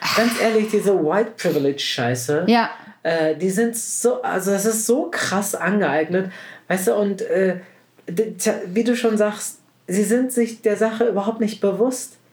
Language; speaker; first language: German; early bilingual, other home language; Turkish